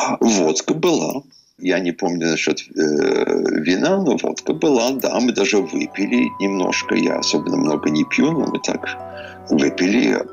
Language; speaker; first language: Russian; early bilingual, heritage; English